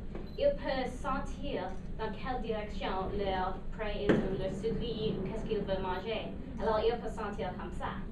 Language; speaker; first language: French; non-native, local second language; English